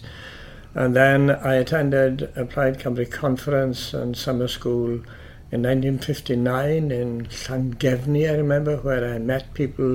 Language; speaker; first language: English; native; English